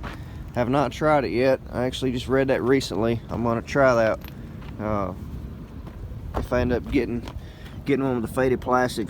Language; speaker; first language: English; native; English